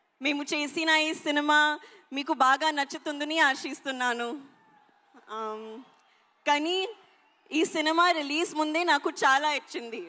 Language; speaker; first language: Telugu; non-native, learner; Hindi